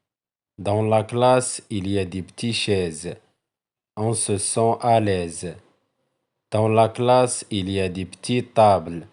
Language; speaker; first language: French; non-native, local second language; Arabic